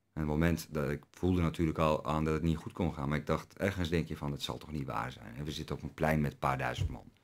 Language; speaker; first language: Dutch; early bilingual, other home language; Turkish